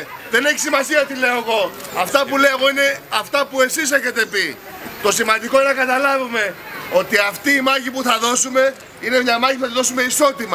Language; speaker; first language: Greek; native; Greek